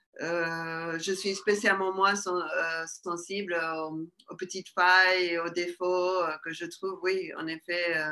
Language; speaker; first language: French; early bilingual, other home language; Spanish